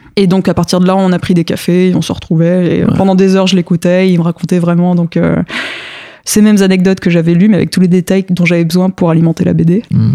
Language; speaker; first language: French; early bilingual, other home language; Spanish